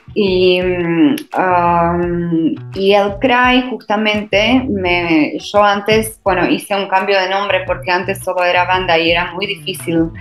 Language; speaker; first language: Spanish; non-native, fluent; Slovak